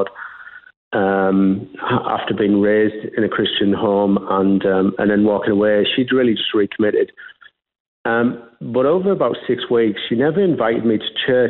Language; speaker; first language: English; native; English